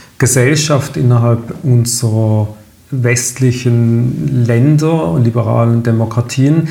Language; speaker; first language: German; native; German